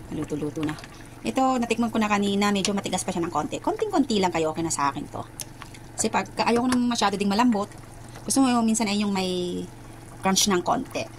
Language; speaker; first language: Filipino; non-native, local second language; Iloko